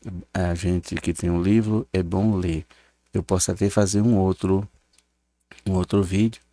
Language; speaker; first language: Portuguese; native; Portuguese